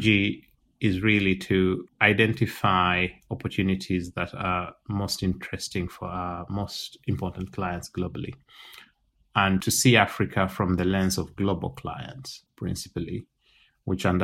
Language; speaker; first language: English; non-native, local second language; Ganda